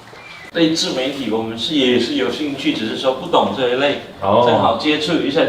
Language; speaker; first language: Chinese; native; Chinese